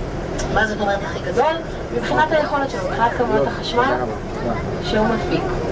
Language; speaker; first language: Hebrew; native; Hebrew